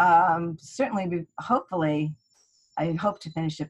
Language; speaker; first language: English; native; English